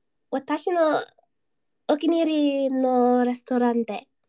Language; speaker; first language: Japanese; non-native, learner; English